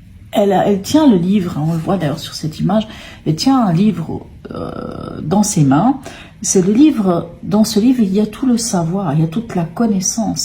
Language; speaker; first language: French; native; French